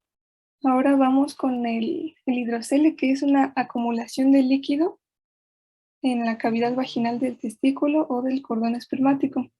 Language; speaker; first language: Spanish; native; Spanish